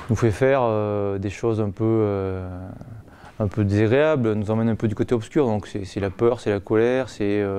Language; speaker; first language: French; native; French